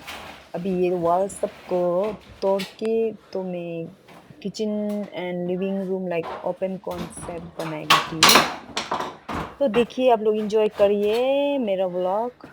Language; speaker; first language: Hindi; non-native, local second language; Tibetan